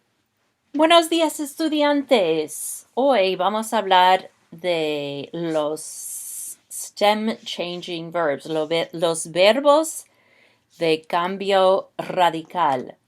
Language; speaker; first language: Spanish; non-native, fluent; English